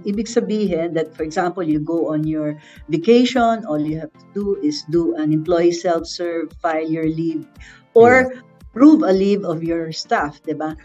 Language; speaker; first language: English; non-native, local second language; Filipino